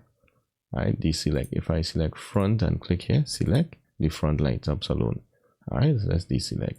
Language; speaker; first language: English; native; English